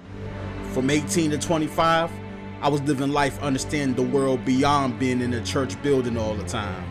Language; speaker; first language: English; native; English